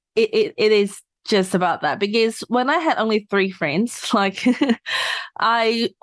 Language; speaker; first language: English; non-native, local second language; Cantonese